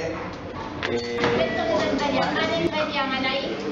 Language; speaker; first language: French; non-native, fluent; Galician